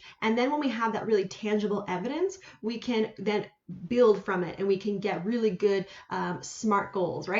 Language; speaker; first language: English; native; English